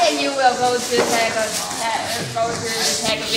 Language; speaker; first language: English; non-native, learner; Burmese